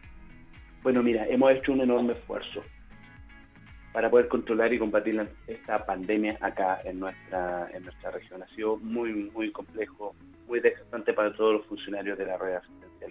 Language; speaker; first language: Spanish; native; Spanish